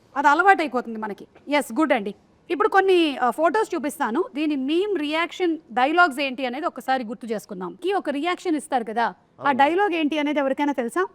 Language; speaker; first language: Telugu; non-native, local second language; Malayalam